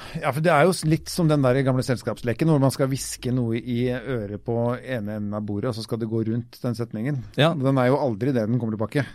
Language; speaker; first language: Norwegian; native; Norwegian